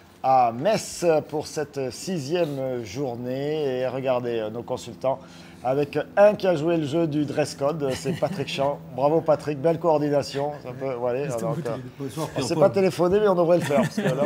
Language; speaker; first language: French; native; French